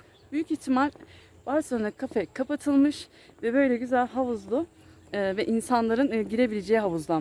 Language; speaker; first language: Turkish; native; Turkish